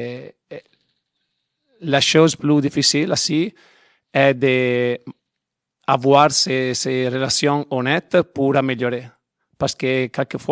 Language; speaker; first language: French; non-native, learner; Italian